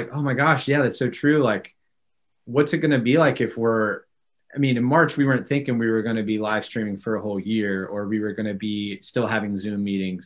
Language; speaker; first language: English; native; English